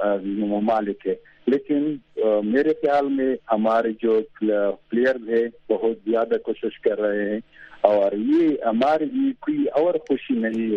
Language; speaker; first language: Hindi; non-native, fluent; Pashto